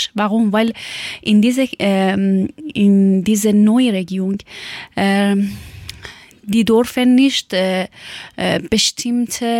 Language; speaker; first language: German; non-native, learner; Persian